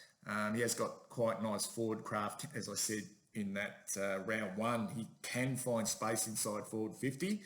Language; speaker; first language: English; native; English